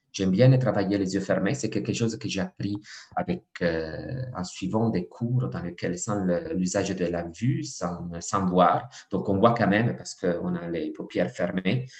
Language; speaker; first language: French; non-native, fluent; Italian